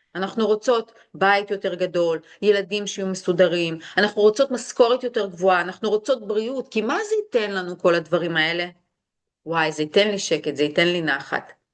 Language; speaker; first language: Hebrew; early bilingual, other home language; Russian